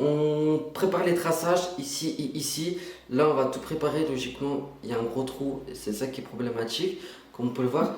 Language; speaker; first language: French; native; French